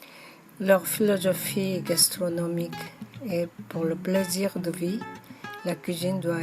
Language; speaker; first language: French; non-native, fluent; Korean